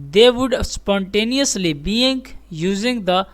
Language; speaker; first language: English; non-native, local second language; Urdu